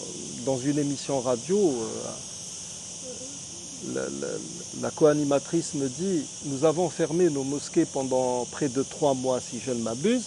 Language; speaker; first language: French; non-native, local second language; Arabic